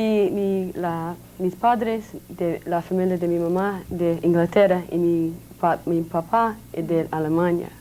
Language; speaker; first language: Spanish; non-native, learner; English